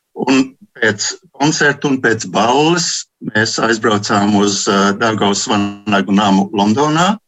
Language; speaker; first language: Latvian; early bilingual, heritage; Latvian